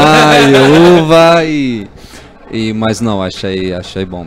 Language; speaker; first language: Portuguese; non-native, fluent; Arabic